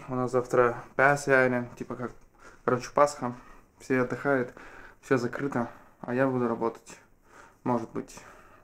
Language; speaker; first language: Russian; native; Russian